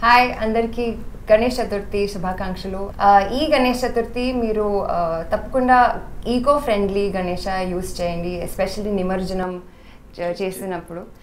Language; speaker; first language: Telugu; non-native, learner; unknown